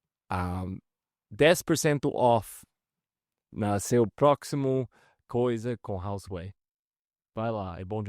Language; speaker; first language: Portuguese; non-native, fluent; English